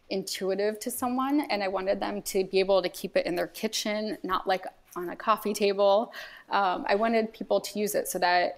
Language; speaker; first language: English; native; English